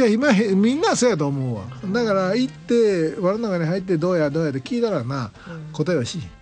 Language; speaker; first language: Japanese; native; Japanese